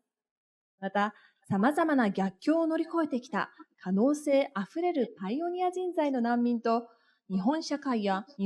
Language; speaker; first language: Japanese; native; Japanese